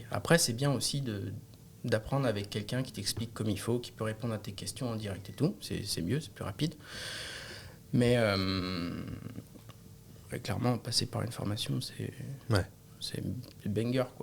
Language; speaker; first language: French; native; French